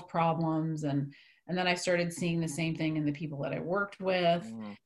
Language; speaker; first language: English; native; English